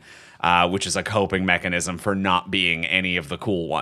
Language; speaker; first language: English; native; English